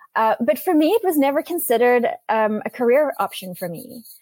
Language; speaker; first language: English; native; English